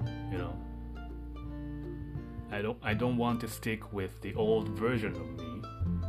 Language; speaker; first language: English; non-native, fluent; Japanese